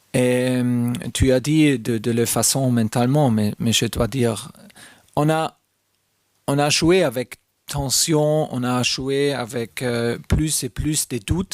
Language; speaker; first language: French; non-native, fluent; German